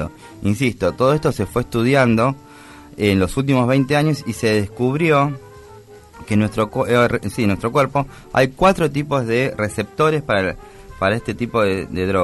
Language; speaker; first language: Spanish; native; Spanish